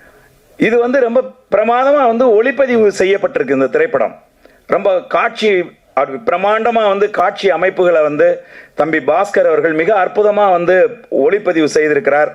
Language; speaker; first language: Tamil; native; Tamil